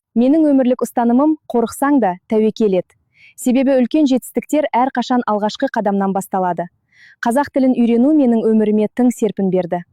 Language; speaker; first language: Kazakh; non-native, local second language; Russian